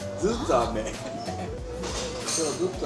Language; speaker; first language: Japanese; native; Japanese